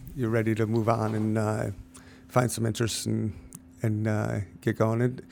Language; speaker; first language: English; native; English